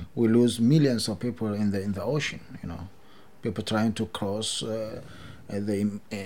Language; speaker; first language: English; non-native, fluent; Oromo